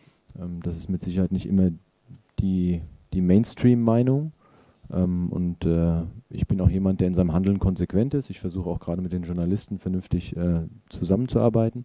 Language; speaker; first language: German; native; German